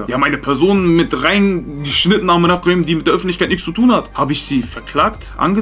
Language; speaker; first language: German; early bilingual, other home language; Turkish